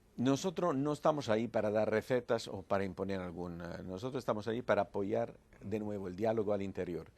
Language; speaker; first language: Spanish; non-native, fluent; Italian